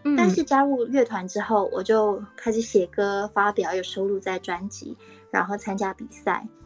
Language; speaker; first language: Chinese; non-native, local second language; Hakka Chinese